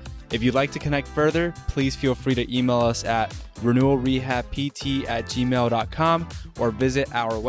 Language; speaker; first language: English; native; English